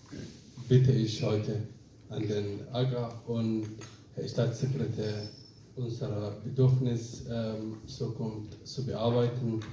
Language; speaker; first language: German; non-native, fluent; Somali